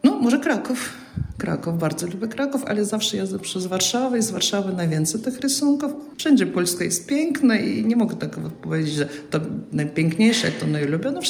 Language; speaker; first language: Polish; non-native, fluent; Russian